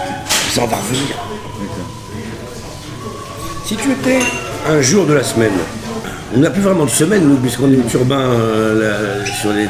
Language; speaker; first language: French; native; French